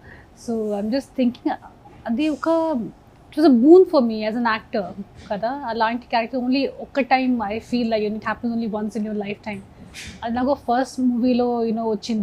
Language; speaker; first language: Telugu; non-native, fluent; Hindi